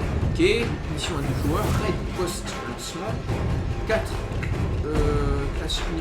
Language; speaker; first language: French; native; French